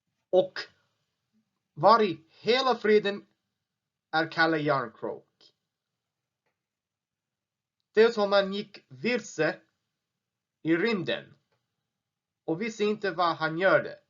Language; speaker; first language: Swedish; non-native, learner; English